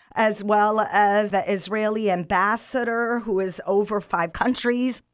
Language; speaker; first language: English; non-native, fluent; Arabic